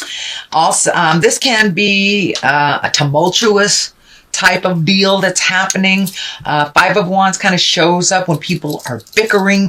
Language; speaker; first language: English; native; English